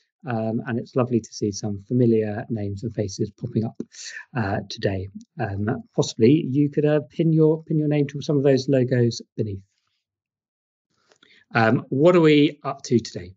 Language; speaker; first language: English; native; English